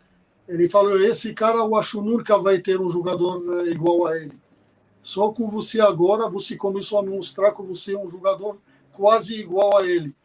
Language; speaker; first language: Portuguese; non-native, fluent; Arabic